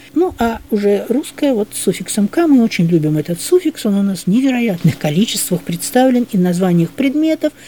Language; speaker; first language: Russian; native; Russian